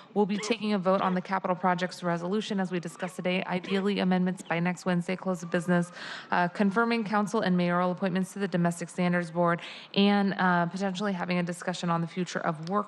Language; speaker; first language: English; native; English